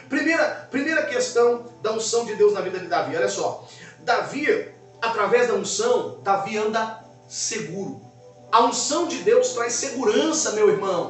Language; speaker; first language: Portuguese; native; Portuguese